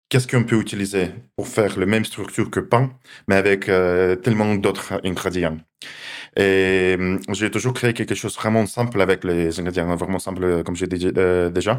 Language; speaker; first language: French; non-native, learner; Russian